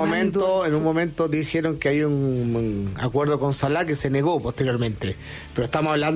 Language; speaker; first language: Spanish; native; Spanish